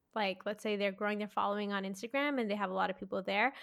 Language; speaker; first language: English; native; English